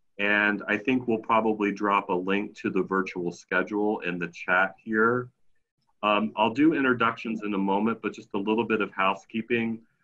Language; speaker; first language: English; native; English